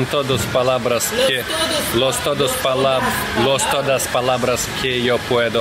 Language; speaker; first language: Spanish; non-native, learner; Russian